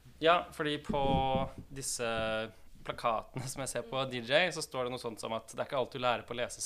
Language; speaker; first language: Norwegian; native; Norwegian